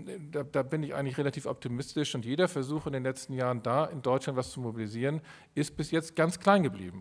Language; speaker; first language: German; native; German